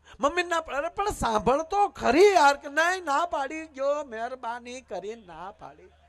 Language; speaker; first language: Gujarati; native; Gujarati